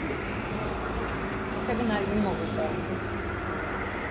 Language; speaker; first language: Korean; non-native, learner; Turkish